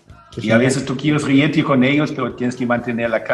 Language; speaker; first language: Spanish; non-native, fluent; German